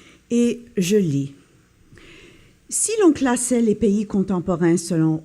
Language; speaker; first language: French; non-native, local second language; English